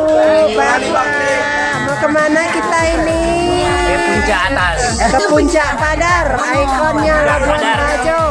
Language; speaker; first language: Indonesian; native; Indonesian